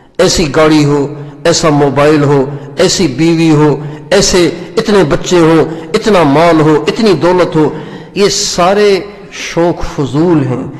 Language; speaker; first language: Urdu; non-native, local second language; Sindhi